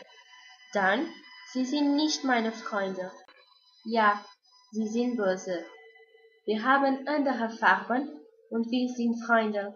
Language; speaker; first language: German; non-native, learner; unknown